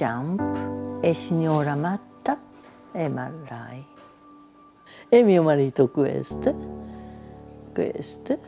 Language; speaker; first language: Italian; non-native, local second language; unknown